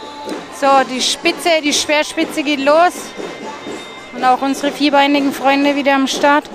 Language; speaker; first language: German; native; German